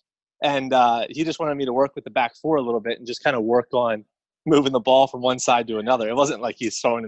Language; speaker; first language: English; native; English